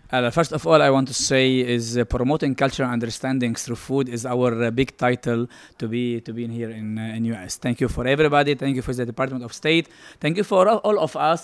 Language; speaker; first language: English; non-native, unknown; Arabic